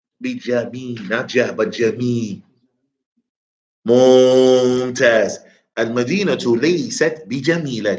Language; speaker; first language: Arabic; non-native, fluent; English